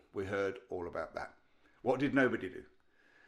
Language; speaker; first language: English; native; English